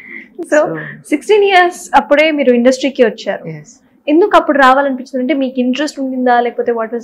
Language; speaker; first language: Telugu; native; Telugu